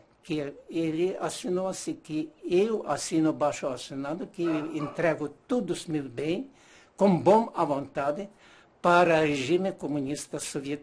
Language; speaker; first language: Portuguese; non-native, learner; Ukrainian